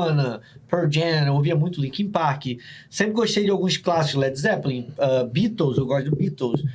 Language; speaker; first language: Portuguese; native; Portuguese